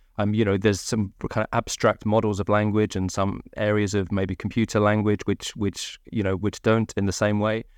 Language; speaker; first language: English; native; English